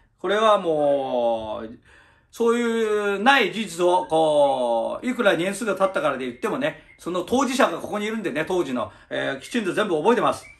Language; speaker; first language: Japanese; early bilingual, other home language; Chinese